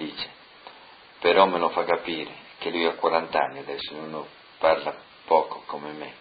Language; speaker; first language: Italian; non-native, local second language; Friulian